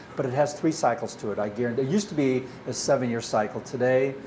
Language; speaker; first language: English; early bilingual, other home language; Dutch